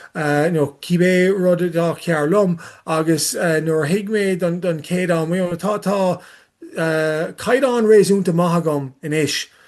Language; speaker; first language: Irish; non-native, learner; English